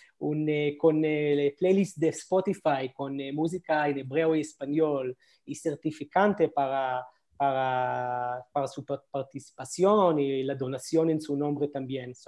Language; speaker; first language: Spanish; non-native, learner; Hebrew